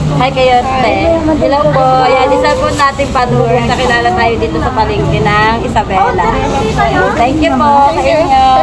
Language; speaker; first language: Filipino; non-native, local second language; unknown